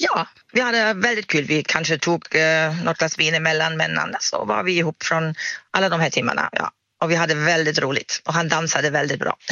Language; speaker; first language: Swedish; non-native, fluent; German